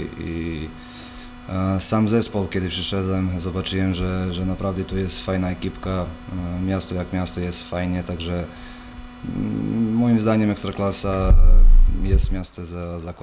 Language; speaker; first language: Polish; non-native, fluent; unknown